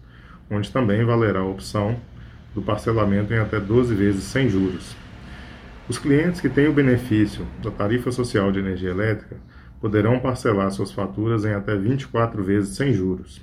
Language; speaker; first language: Portuguese; native; Portuguese